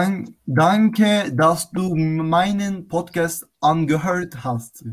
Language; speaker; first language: German; non-native, learner; Turkish